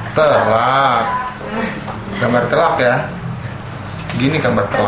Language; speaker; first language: Indonesian; native; Indonesian